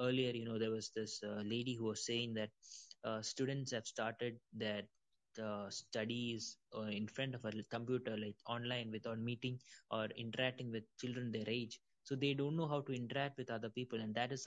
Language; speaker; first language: English; non-native, local second language; Malayalam